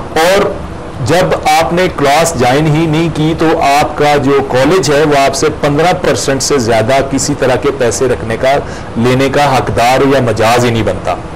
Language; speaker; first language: Hindi; non-native, local second language; Punjabi